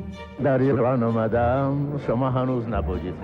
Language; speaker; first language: Persian; non-native, learner; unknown